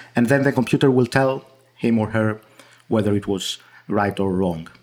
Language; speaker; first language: English; non-native, fluent; Greek